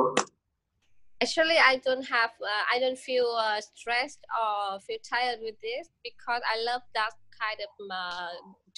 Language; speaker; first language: English; non-native, learner; Vietnamese